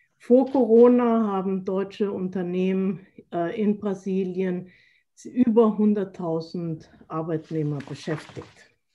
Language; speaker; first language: German; native; German